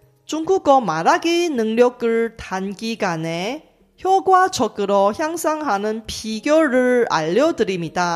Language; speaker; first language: Korean; non-native, fluent; Chinese